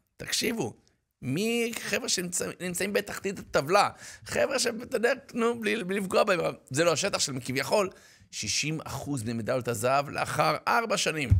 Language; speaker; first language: Hebrew; native; Hebrew